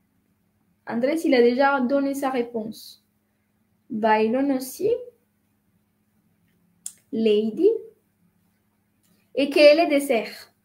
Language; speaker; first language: French; non-native, fluent; Spanish